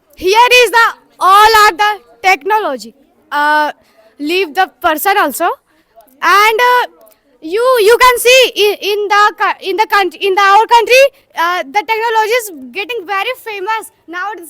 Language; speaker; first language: English; non-native, learner; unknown